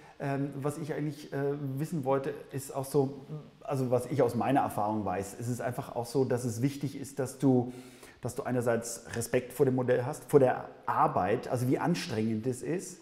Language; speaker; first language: German; native; German